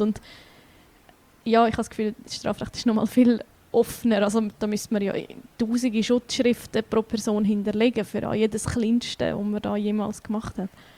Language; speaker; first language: German; native; German